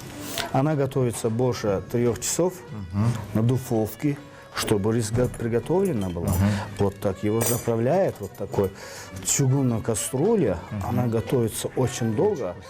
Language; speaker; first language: Russian; non-native, fluent; Azerbaijani